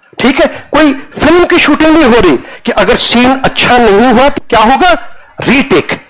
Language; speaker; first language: Hindi; non-native, local second language; Punjabi